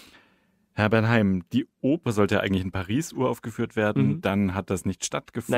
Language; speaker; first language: German; native; German